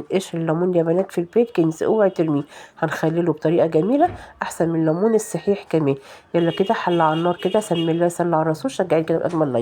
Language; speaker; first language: Arabic; native; Arabic